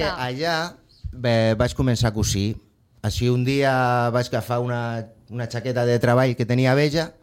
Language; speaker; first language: Catalan; non-native, local second language; Spanish